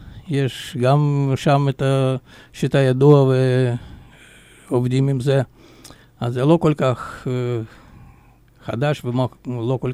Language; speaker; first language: Hebrew; non-native, fluent; Russian